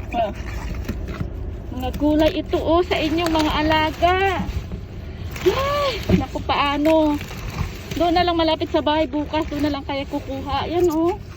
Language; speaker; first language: Filipino; native; Filipino